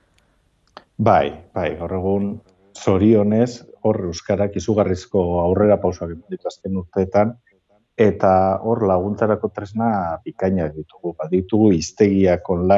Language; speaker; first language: Basque; native; Basque